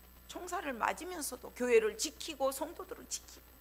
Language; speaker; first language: Korean; native; Korean